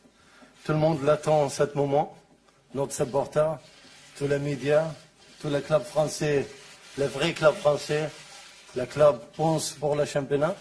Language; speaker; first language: French; non-native, learner; Arabic